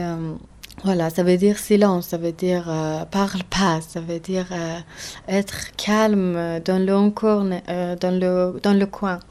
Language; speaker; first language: French; non-native, learner; Persian